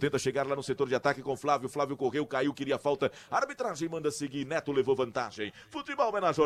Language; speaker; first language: Portuguese; native; Portuguese